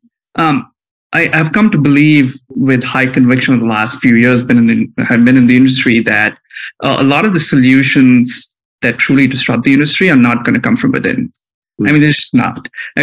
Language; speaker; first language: English; non-native, local second language; Hindi